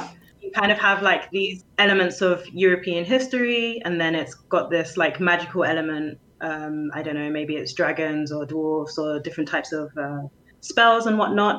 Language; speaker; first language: English; native; English